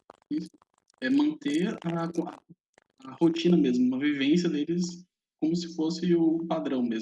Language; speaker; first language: Portuguese; native; Portuguese